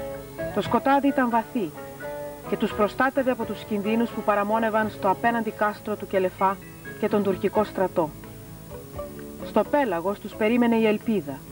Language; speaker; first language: Greek; native; Greek